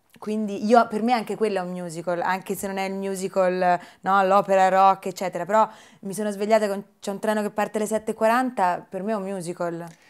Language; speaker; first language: Italian; native; Italian